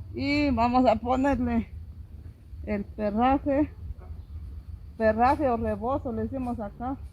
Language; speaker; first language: Spanish; native; Spanish